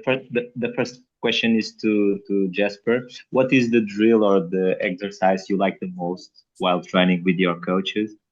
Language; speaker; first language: English; non-native, fluent; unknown